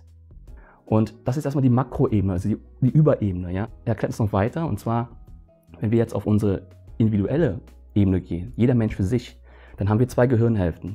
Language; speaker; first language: German; early bilingual, other home language; Vietnamese